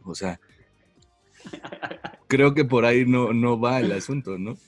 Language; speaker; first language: Spanish; native; Spanish